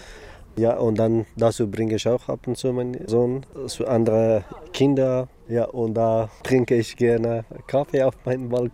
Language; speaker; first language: German; non-native, learner; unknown